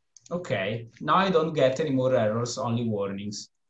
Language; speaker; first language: English; non-native, fluent; Italian